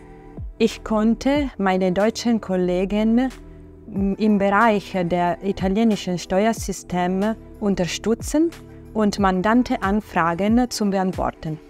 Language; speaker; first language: German; non-native, fluent; Italian